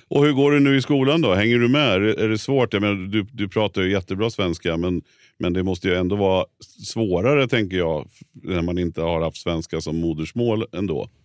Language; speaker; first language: Swedish; native; Swedish